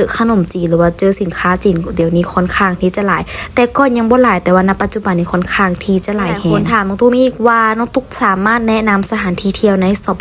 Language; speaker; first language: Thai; non-native, learner; Lao